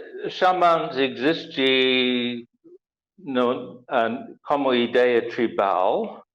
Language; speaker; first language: Portuguese; non-native, learner; English